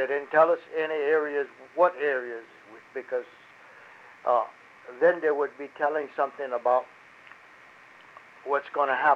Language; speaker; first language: English; early bilingual, other home language; French